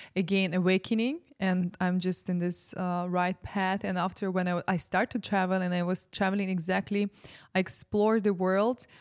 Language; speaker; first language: English; non-native, fluent; Ukrainian